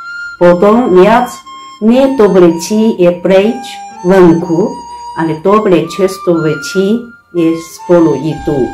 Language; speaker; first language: Slovak; non-native, learner; Chinese